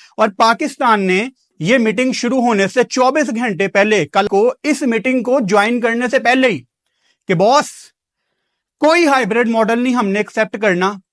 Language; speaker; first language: Urdu; non-native, local second language; Punjabi